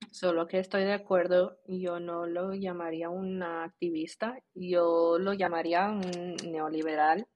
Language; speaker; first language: Spanish; early bilingual, heritage; Spanish